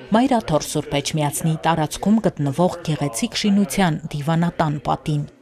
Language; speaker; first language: Armenian; native; Armenian